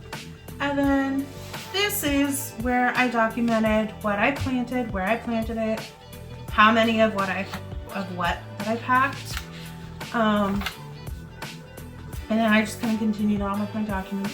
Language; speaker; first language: English; native; English